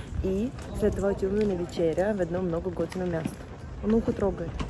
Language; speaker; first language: Bulgarian; non-native, fluent; Russian